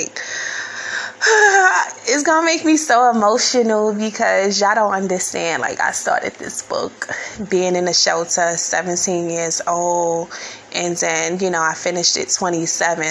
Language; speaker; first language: English; native; English